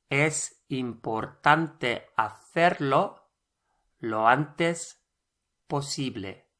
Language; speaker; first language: Spanish; non-native, fluent; English